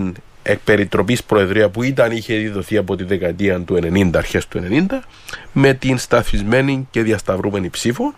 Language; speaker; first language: Greek; native; Greek